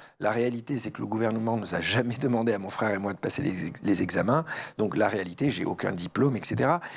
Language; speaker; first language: French; early bilingual, other home language; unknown